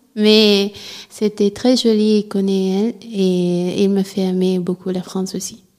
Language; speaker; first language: French; non-native, learner; Italian